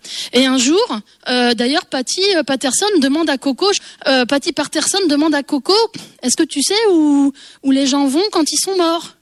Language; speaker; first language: French; native; French